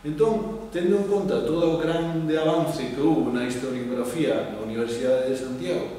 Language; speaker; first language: Spanish; non-native, local second language; Galician